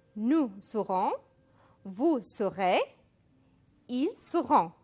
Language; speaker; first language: French; non-native, fluent; Arabic